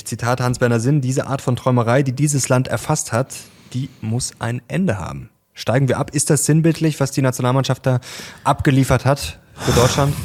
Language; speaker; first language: German; native; German